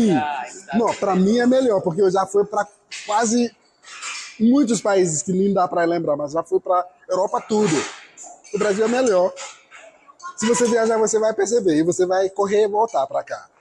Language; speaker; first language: Portuguese; non-native, fluent; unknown